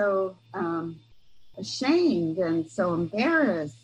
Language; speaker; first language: English; native; English